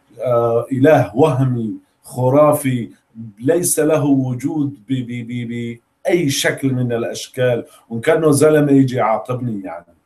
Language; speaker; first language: Arabic; native; Arabic